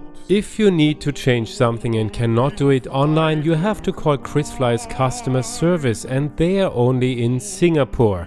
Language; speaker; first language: English; non-native, fluent; German